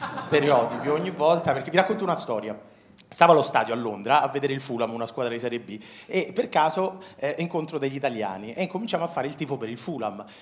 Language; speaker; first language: Italian; native; Italian